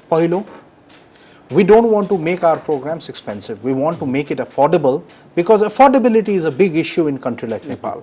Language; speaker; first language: English; non-native, local second language; Nepali